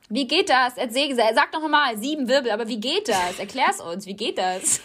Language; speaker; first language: German; native; German